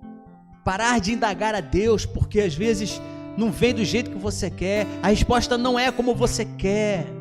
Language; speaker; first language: Portuguese; native; Portuguese